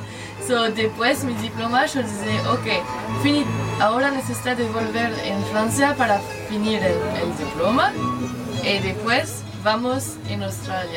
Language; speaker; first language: Spanish; non-native, learner; French